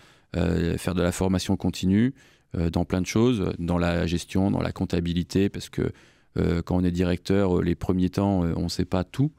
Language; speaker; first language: French; native; French